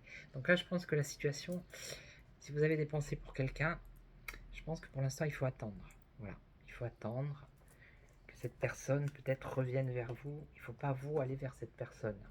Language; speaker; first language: French; native; French